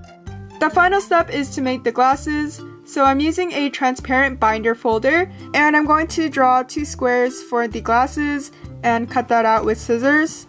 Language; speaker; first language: English; native; English